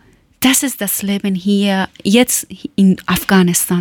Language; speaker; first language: German; non-native, learner; Persian